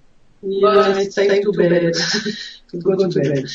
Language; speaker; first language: English; non-native, learner; French